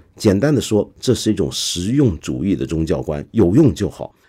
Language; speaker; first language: Chinese; non-native, local second language; Cantonese